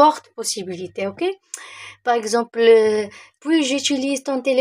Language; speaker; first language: French; non-native, local second language; Arabic